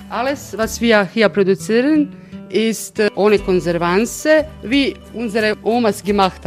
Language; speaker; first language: German; non-native, fluent; Croatian